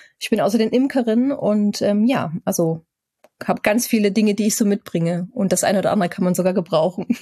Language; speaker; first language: German; native; German